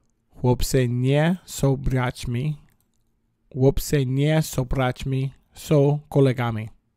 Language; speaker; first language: Polish; non-native, learner; English